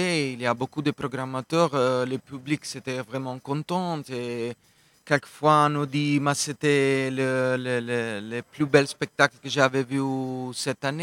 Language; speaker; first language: French; non-native, local second language; Italian